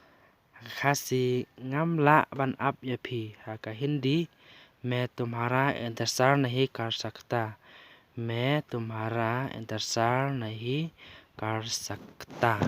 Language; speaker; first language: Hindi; non-native, local second language; Khasi